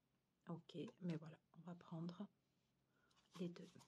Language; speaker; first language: French; native; French